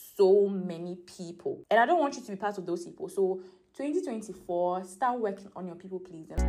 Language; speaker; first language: English; non-native, local second language; Akan